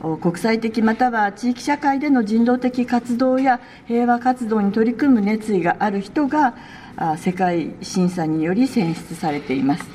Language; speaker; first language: Japanese; native; Japanese